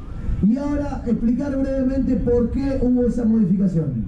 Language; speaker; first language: Spanish; native; Spanish